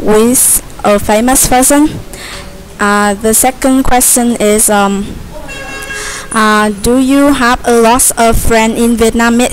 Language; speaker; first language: English; non-native, learner; Vietnamese